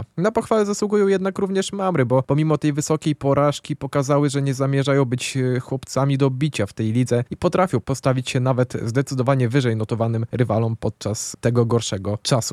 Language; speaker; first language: Polish; native; Polish